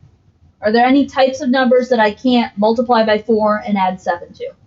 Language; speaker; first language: English; native; English